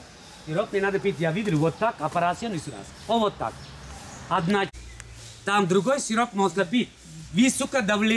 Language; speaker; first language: Russian; non-native, learner; Sinhala